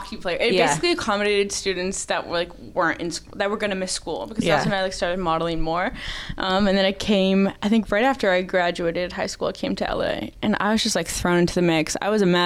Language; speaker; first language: English; native; English